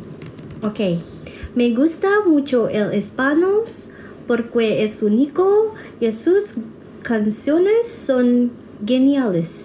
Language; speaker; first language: Spanish; non-native, learner; Indonesian